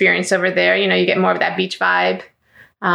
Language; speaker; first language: English; early bilingual, other home language; Greek